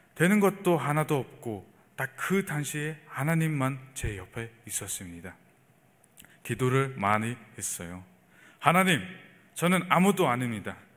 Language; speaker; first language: Korean; non-native, fluent; Mongolian